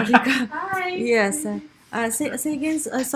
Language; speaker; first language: English; non-native, learner; Russian